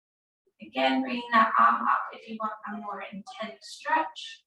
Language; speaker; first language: English; native; English